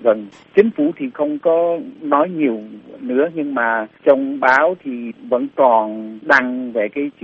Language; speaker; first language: Vietnamese; early bilingual, heritage; Vietnamese